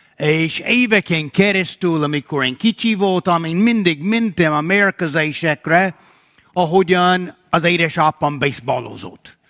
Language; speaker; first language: Hungarian; non-native, fluent; English